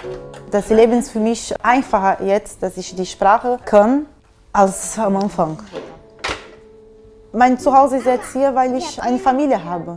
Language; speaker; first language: German; non-native, fluent; Portuguese